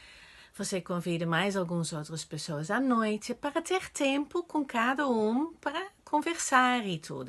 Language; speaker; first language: Portuguese; non-native, fluent; Dutch